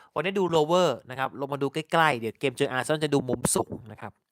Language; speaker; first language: Thai; native; Thai